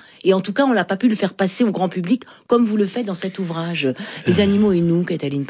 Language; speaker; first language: French; native; French